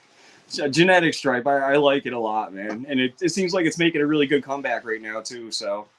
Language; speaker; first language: English; native; English